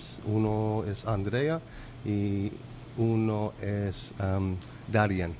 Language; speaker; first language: Spanish; non-native, learner; English